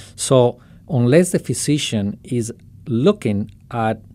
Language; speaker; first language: English; non-native, fluent; Spanish